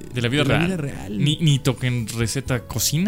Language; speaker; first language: Spanish; native; Spanish